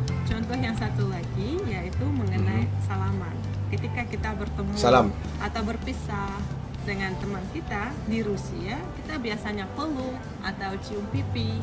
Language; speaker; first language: Indonesian; non-native, fluent; Russian